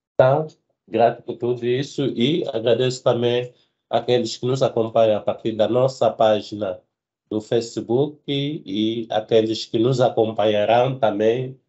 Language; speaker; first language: Portuguese; native; Portuguese